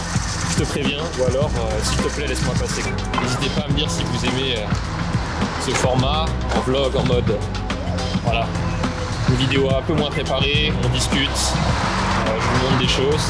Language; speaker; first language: French; native; French